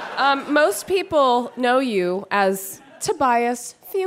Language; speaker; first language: English; native; English